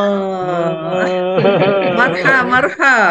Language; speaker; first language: Arabic; non-native, learner; Malay